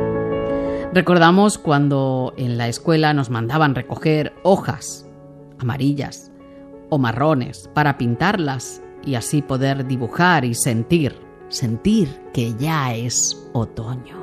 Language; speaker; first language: Spanish; native; Spanish